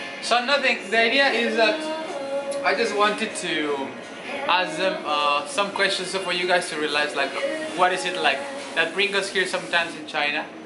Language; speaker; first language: English; non-native, fluent; Spanish